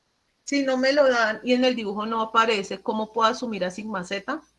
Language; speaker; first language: Spanish; native; Spanish